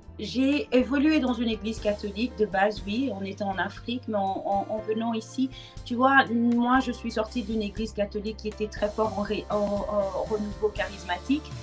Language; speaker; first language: French; non-native, local second language; Lingala